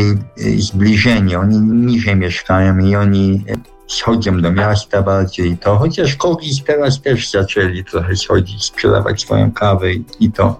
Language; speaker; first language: Polish; early bilingual, heritage; Polish